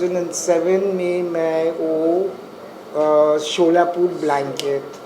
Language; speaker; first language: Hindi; non-native, local second language; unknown